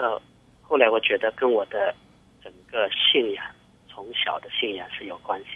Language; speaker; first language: Chinese; native; Chinese